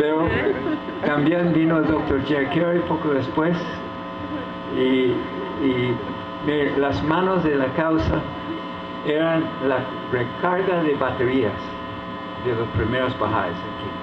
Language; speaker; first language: Spanish; non-native, fluent; English